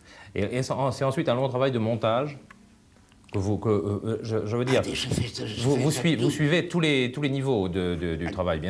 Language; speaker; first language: French; native; French